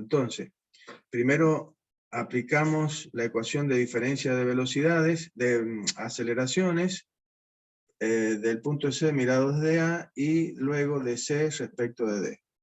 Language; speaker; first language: Spanish; native; Spanish